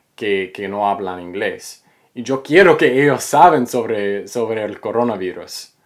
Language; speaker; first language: Spanish; native; Spanish